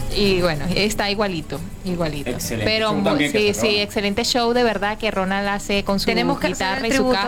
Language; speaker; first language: Spanish; native; Spanish